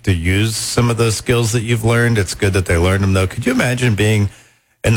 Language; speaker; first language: English; native; English